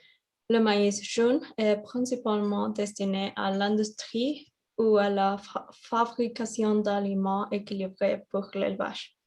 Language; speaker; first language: French; non-native, learner; Spanish